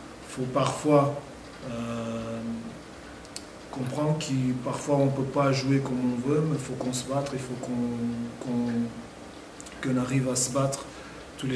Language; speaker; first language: French; non-native, fluent; Portuguese